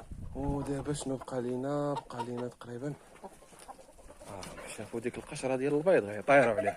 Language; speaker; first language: Arabic; native; Arabic